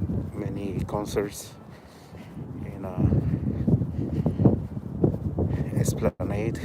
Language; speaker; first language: English; non-native, learner; Spanish